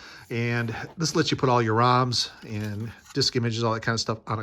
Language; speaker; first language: English; native; English